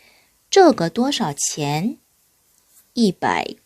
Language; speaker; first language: Chinese; non-native, fluent; Korean